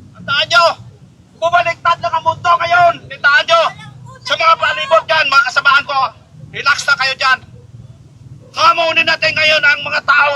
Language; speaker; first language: Filipino; non-native, local second language; Cebuano